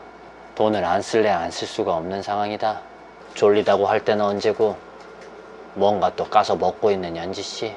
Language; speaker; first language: Korean; native; Korean